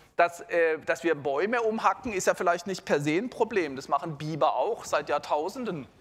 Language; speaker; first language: German; native; German